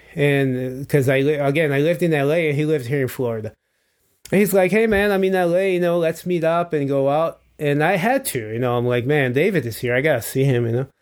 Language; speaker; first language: English; non-native, fluent; Portuguese